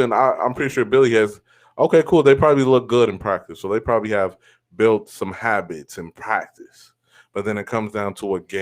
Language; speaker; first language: English; native; English